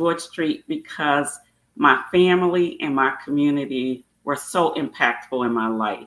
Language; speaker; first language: English; native; English